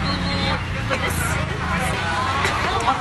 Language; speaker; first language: Indonesian; non-native, learner; Russian